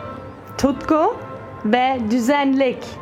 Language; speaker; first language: Turkish; early bilingual, heritage; German